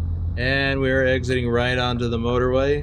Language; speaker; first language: English; native; English